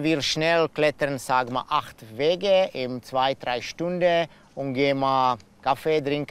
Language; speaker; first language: German; non-native, learner; Czech